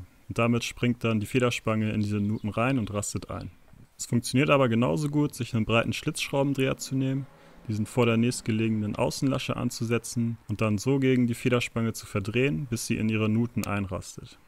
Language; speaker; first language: German; native; German